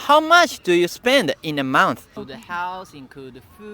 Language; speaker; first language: English; non-native, fluent; Japanese